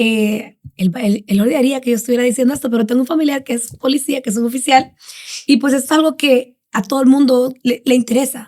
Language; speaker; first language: Spanish; native; Spanish